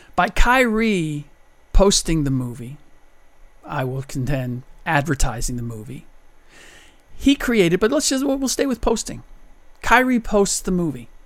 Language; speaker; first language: English; early bilingual, other home language; German